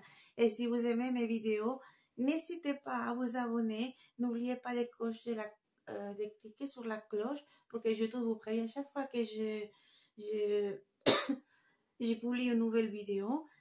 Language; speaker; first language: French; non-native, fluent; Spanish